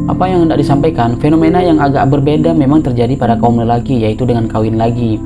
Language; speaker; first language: Indonesian; non-native, local second language; Achinese